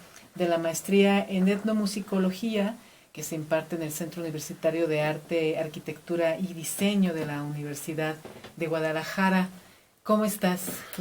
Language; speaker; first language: Spanish; native; Spanish